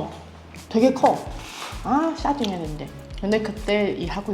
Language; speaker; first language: Korean; non-native, learner; Chinese